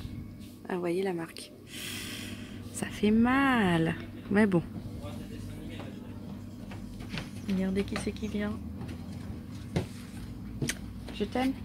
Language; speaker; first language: French; native; French